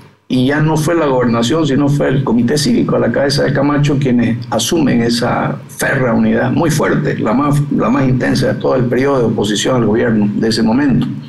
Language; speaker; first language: Spanish; native; Spanish